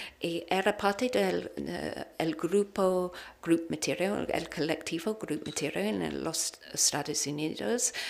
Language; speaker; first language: Spanish; non-native, learner; English